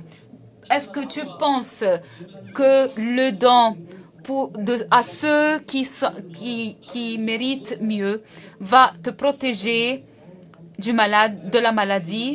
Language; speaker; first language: French; non-native, local second language; Arabic